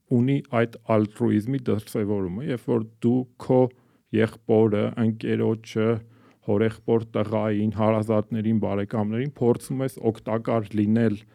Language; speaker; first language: Armenian; native; Armenian